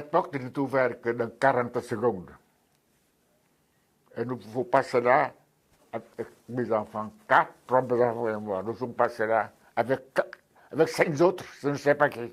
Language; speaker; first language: French; non-native, fluent; Vietnamese